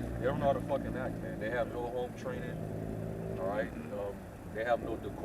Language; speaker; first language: English; native; English